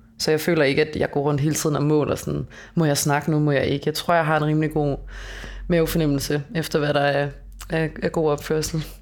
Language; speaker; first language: Danish; native; Danish